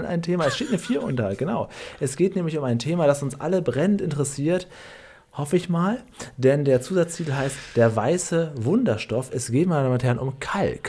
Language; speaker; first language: German; native; German